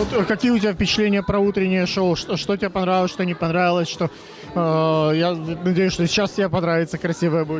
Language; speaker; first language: Russian; native; Russian